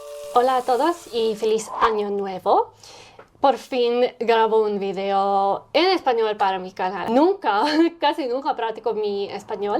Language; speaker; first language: Spanish; non-native, learner; English